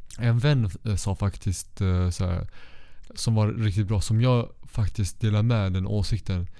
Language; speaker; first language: Swedish; early bilingual, other home language; Kurdish